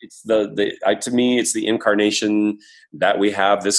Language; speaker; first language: English; native; English